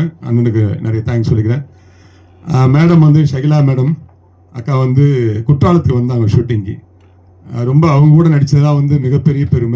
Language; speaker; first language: Tamil; native; Tamil